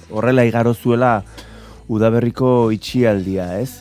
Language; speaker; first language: Basque; native; Basque